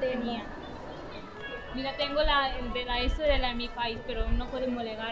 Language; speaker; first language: Spanish; non-native, learner; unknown